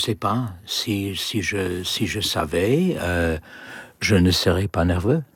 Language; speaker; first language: French; non-native, learner; English